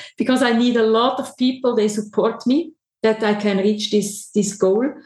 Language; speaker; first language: English; non-native, learner; German